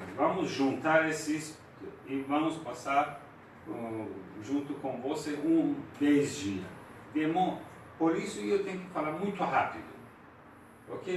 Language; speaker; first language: Portuguese; non-native, fluent; Persian